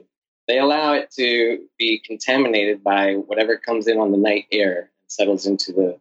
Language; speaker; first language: English; native; English